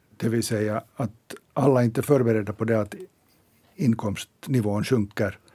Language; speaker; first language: Swedish; native; Swedish